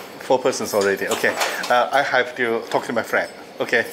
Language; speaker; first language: English; non-native, learner; Chinese